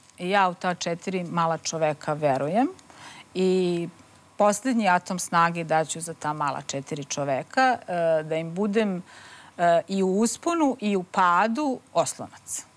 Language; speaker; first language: Serbian; native; Serbian